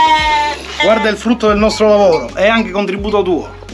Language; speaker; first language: Italian; native; Italian